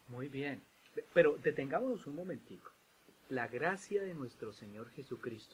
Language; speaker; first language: Spanish; native; Spanish